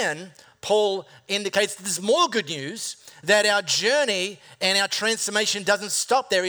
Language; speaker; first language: English; native; English